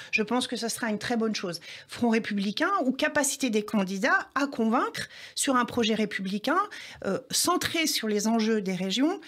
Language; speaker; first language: French; native; French